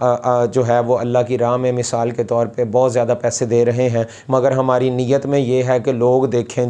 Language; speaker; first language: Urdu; non-native, local second language; Punjabi